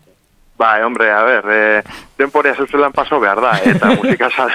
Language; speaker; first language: Basque; native; Basque